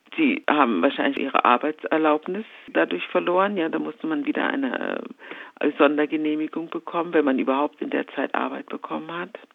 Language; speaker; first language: German; native; German